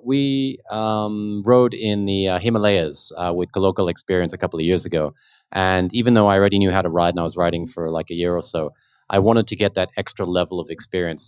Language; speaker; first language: English; native; English